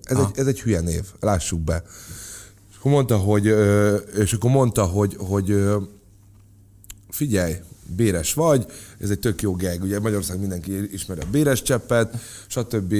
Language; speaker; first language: Hungarian; native; Hungarian